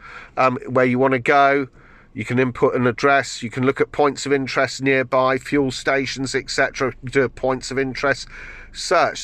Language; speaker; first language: English; native; English